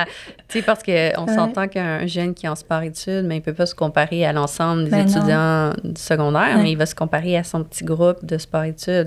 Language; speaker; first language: French; native; French